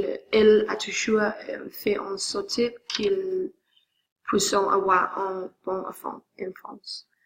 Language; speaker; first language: French; non-native, learner; Swedish